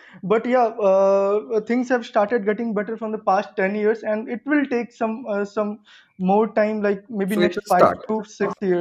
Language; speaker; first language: English; non-native, local second language; Hindi